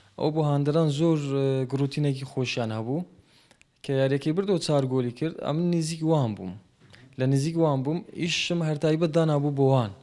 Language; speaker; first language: Central Kurdish; non-native, local second language; Kurdish